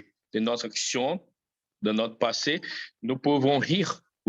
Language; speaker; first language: French; non-native, learner; Portuguese